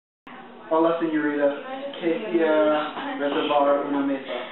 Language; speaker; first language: Spanish; non-native, learner; English